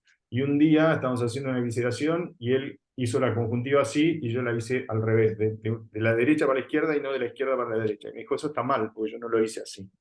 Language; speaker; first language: Spanish; native; Spanish